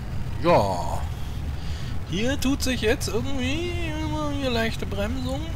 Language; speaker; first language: German; native; German